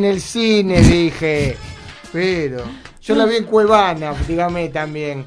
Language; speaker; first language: Spanish; native; Spanish